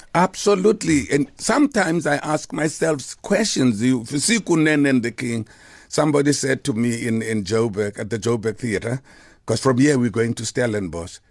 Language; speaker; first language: English; non-native, local second language; Xhosa